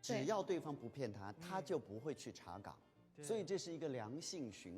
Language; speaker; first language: Chinese; native; Chinese